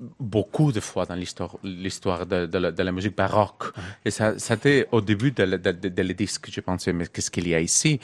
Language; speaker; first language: French; non-native, learner; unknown